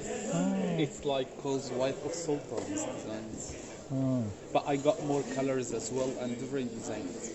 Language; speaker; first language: English; non-native, learner; Turkish